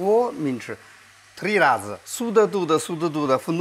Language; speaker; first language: Russian; non-native, learner; Chinese